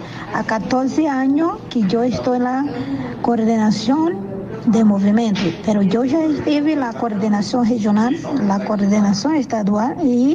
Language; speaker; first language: Spanish; non-native, learner; Portuguese